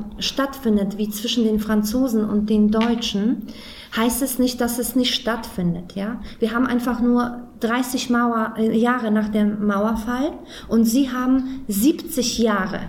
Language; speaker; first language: German; non-native, fluent; Polish